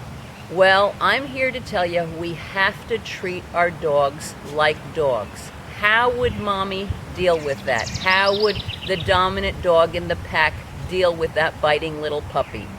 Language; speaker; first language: English; native; English